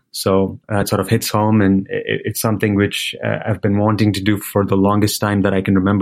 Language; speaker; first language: English; non-native, local second language; Hindi